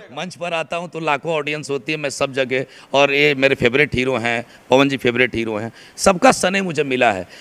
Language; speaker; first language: Hindi; native; Hindi